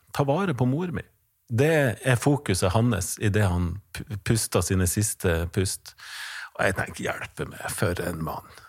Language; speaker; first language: Norwegian; native; Norwegian